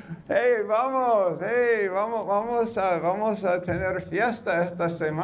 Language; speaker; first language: Spanish; non-native, fluent; English